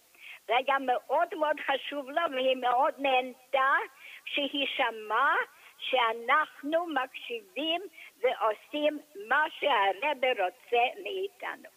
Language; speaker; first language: Hebrew; non-native, fluent; English